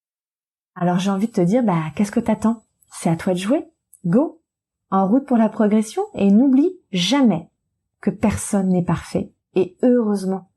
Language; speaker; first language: French; native; French